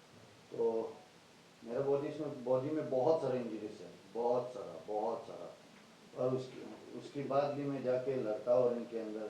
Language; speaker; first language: Hindi; non-native, fluent; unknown